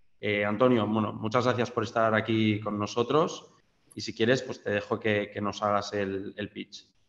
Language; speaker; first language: Spanish; native; Spanish